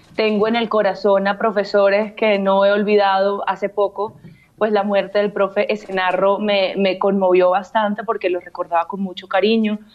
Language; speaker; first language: Spanish; native; Spanish